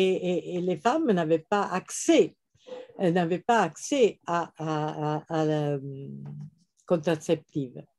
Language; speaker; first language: French; non-native, fluent; Italian